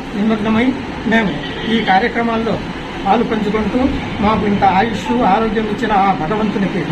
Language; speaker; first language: Telugu; native; Telugu